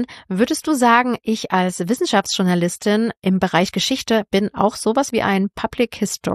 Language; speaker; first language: German; native; German